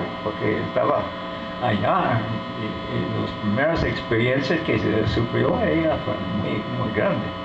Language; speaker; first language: Spanish; non-native, fluent; English